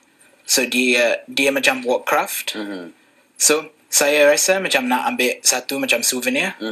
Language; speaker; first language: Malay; non-native, fluent; English